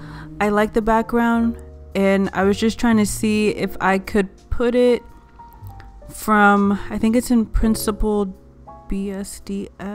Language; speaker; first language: English; native; English